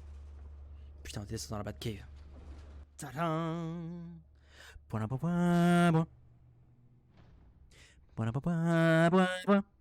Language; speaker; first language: French; native; French